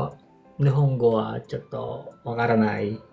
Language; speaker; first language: Japanese; non-native, learner; Filipino